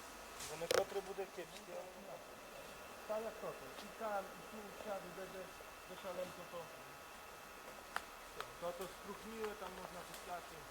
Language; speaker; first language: Polish; non-native, local second language; Rusyn